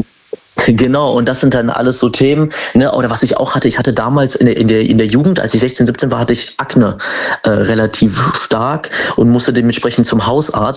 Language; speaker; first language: German; native; German